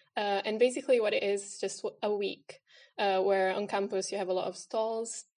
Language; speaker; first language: English; non-native, fluent; Italian